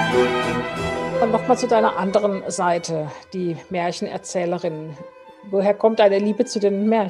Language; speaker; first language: German; native; German